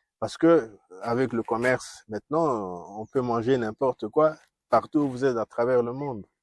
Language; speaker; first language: French; non-native, local second language; Kongo